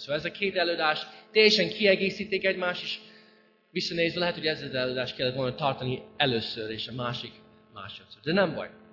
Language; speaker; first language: Hungarian; non-native, fluent; English